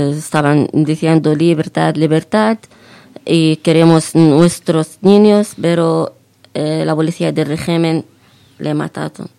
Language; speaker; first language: Spanish; non-native, fluent; Arabic